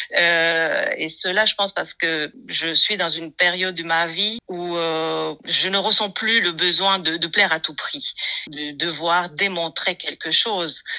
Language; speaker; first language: French; non-native, fluent; Romanian